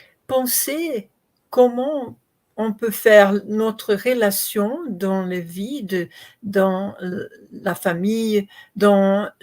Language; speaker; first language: French; non-native, learner; Portuguese